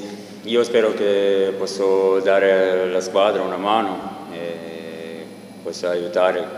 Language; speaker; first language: Italian; non-native, fluent; Croatian